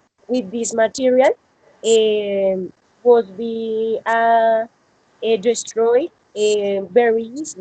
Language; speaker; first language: English; non-native, learner; Spanish